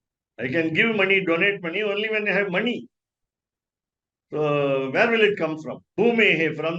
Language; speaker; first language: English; non-native, local second language; Tamil